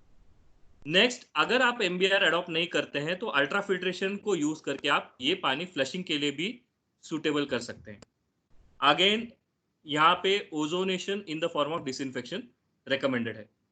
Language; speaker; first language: Hindi; non-native, local second language; Marathi